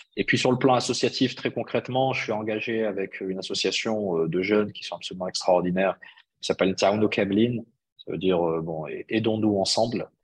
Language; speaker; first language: French; early bilingual, other home language; Arabic